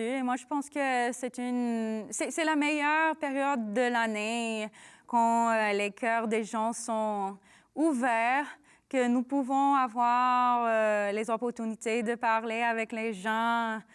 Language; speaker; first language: French; non-native, learner; English